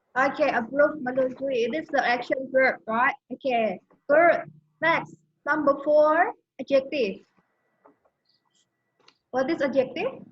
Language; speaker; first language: English; non-native, fluent; Indonesian